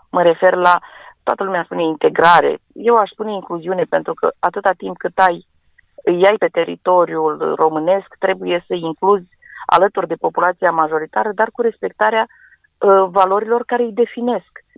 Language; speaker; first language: Romanian; non-native, local second language; Romany